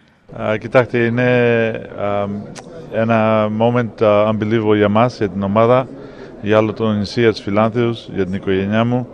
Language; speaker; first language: Greek; early bilingual, heritage; English